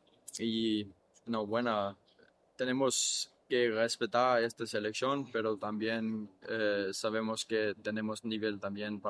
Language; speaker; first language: Spanish; early bilingual, heritage; English